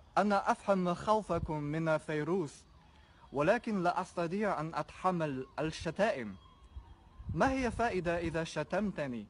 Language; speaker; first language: Arabic; non-native, fluent; Chinese